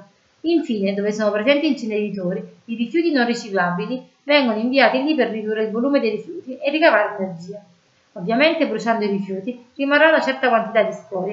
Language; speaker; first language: Italian; native; Italian